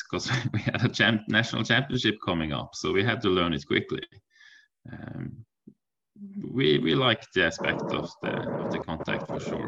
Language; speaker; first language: English; non-native, fluent; Norwegian